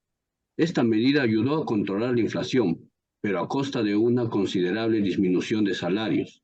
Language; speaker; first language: Spanish; native; Spanish